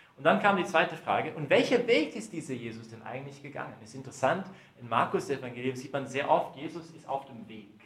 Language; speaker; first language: German; early bilingual, heritage; German